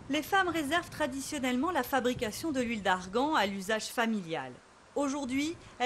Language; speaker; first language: French; native; French